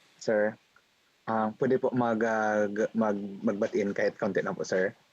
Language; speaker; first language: Filipino; non-native, local second language; Hiligaynon